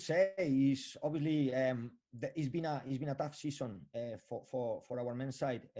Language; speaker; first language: English; non-native, fluent; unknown